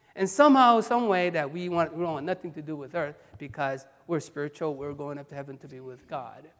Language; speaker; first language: English; early bilingual, other home language; Korean